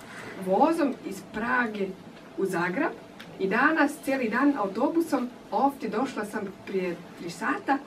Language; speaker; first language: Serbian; non-native, learner; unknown